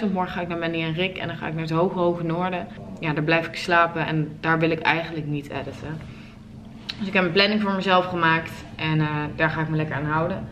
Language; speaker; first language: Dutch; native; Dutch